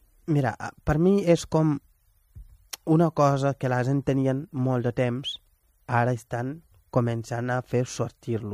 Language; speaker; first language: Catalan; non-native, fluent; Wolof